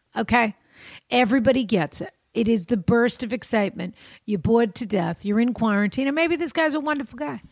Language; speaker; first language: English; native; English